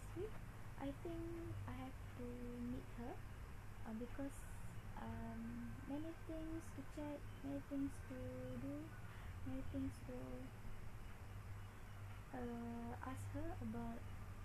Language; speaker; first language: English; non-native, local second language; Malay